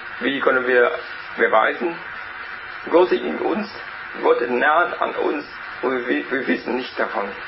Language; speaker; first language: German; non-native, learner; Vietnamese